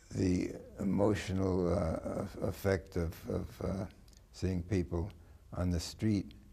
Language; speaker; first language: English; native; English